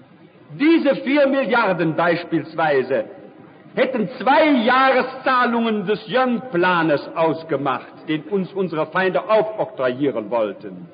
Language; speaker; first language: German; native; German